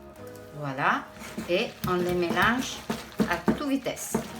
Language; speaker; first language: French; non-native, fluent; Italian